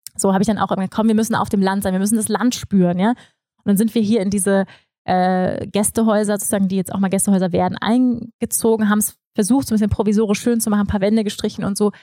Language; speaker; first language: German; native; German